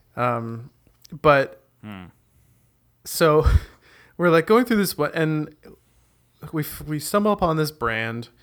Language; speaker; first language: English; native; English